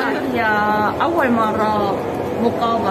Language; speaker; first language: Arabic; non-native, learner; Korean